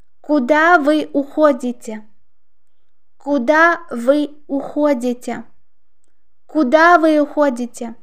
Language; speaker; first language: Russian; non-native, local second language; Uzbek